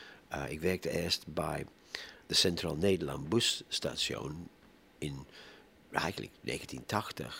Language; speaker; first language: Dutch; non-native, fluent; English